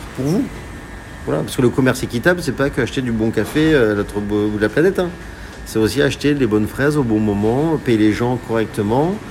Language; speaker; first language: French; native; French